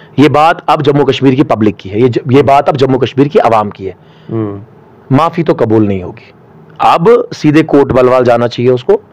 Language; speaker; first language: Urdu; non-native, local second language; Kashmiri